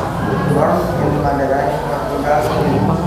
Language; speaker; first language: English; non-native, learner; Indonesian